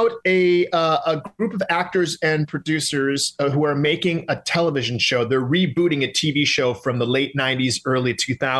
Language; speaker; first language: English; native; English